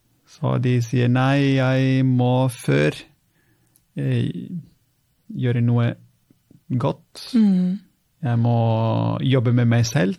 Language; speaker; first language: Norwegian; non-native, fluent; Italian